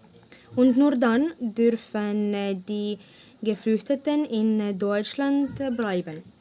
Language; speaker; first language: German; non-native, learner; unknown